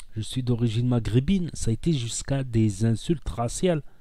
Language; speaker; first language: French; native; French